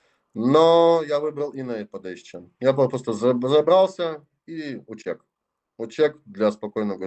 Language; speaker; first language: Polish; non-native, learner; Russian